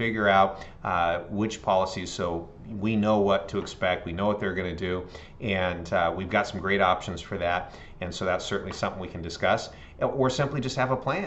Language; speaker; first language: English; native; English